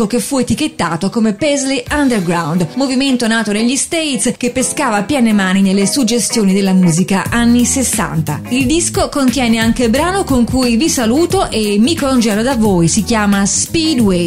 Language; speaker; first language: Italian; native; Italian